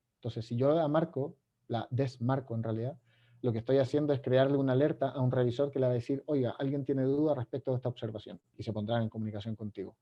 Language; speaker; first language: Spanish; native; Spanish